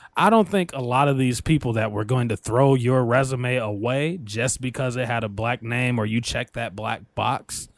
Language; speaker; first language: English; native; English